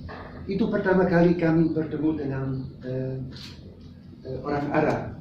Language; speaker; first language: Indonesian; non-native, fluent; Dutch